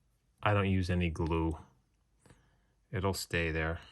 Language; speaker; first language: English; native; English